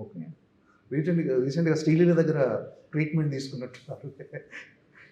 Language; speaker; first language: Telugu; native; Telugu